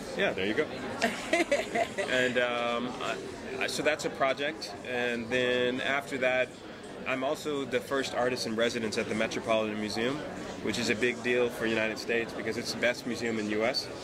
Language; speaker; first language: English; native; English